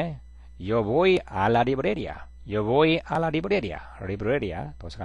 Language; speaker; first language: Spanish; non-native, fluent; Korean